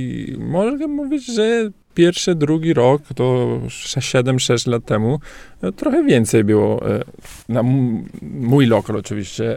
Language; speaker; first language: Polish; non-native, learner; Italian